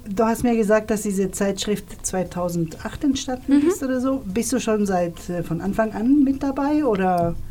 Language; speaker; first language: German; non-native, fluent; Spanish